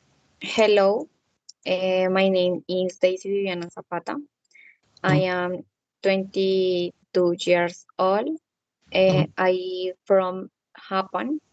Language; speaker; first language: English; non-native, learner; Spanish